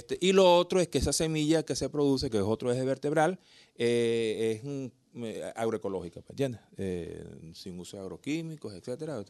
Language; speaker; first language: Spanish; native; Spanish